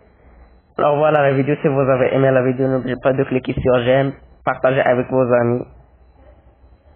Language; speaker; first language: French; non-native, learner; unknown